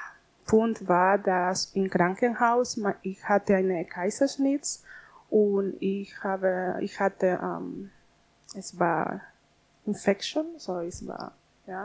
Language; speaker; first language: German; non-native, learner; Spanish